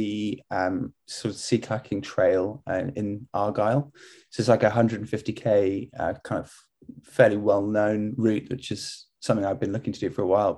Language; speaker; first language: English; native; English